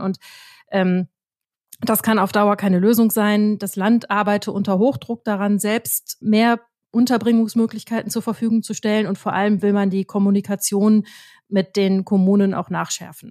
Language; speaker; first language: German; native; German